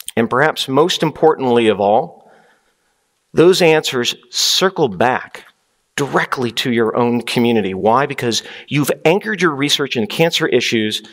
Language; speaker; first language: English; native; English